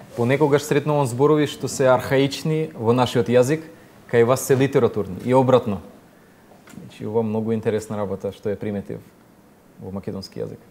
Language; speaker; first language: Macedonian; non-native, fluent; Ukrainian